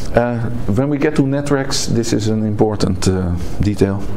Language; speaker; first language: English; non-native, fluent; Dutch